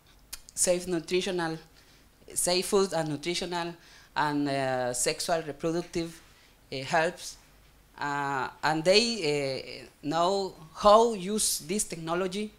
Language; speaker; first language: English; non-native, learner; Spanish